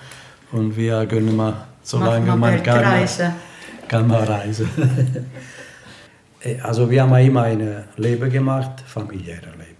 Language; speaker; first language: German; non-native, learner; Italian